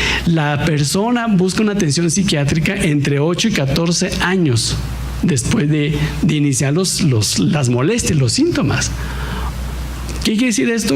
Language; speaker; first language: Spanish; native; Spanish